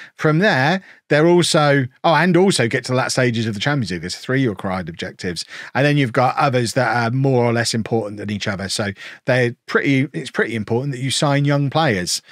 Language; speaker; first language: English; native; English